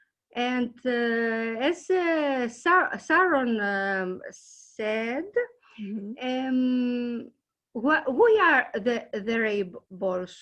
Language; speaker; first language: English; non-native, learner; Greek